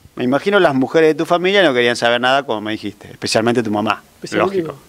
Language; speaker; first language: Spanish; native; Spanish